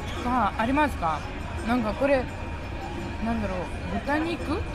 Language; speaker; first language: Japanese; non-native, learner; Lithuanian